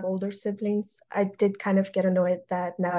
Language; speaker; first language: English; early bilingual, other home language; Russian